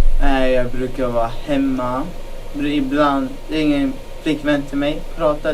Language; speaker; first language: Swedish; non-native, learner; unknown